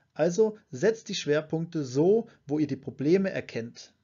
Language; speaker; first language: German; native; German